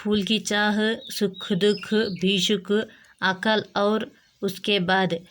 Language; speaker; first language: Hindi; non-native, local second language; Telugu